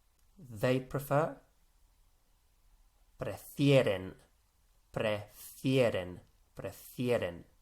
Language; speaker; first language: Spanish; non-native, fluent; English